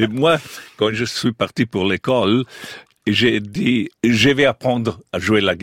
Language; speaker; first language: French; non-native, fluent; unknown